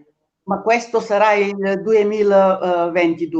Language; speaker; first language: Italian; non-native, fluent; Bulgarian